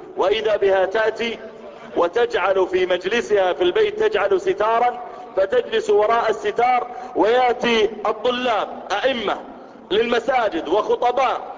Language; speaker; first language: Arabic; native; Arabic